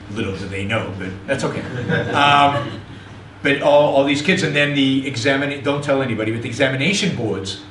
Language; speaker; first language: English; non-native, fluent; Hebrew